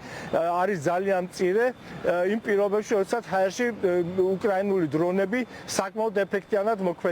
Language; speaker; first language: Georgian; native; Georgian